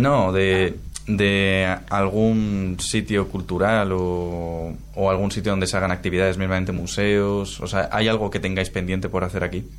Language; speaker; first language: Spanish; native; Spanish